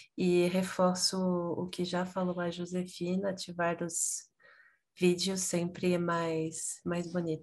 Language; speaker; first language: Portuguese; non-native, fluent; Spanish